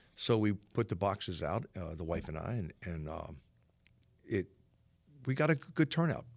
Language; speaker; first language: English; native; English